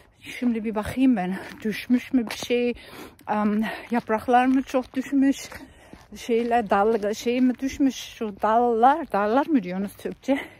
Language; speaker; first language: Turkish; non-native, fluent; German